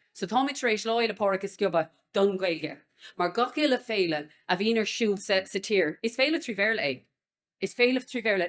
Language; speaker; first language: Irish; non-native, local second language; English